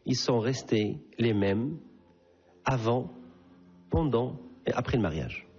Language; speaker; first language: French; non-native, local second language; Arabic